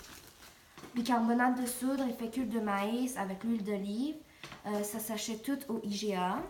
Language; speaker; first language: French; non-native, local second language; English